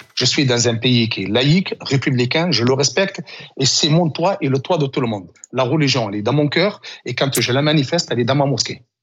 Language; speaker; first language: French; non-native, local second language; Arabic